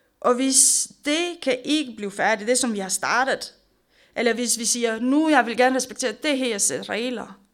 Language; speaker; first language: Danish; non-native, fluent; Romanian